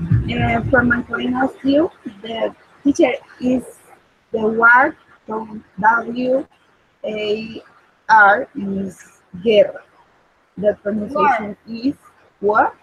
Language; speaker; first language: English; non-native, learner; Spanish